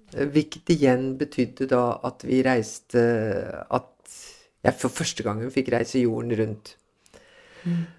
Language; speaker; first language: Norwegian; early bilingual, other home language; Swedish